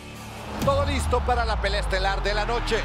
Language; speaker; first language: Spanish; native; Spanish